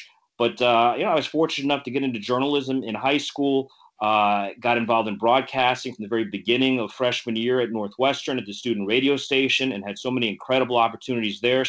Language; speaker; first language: English; native; English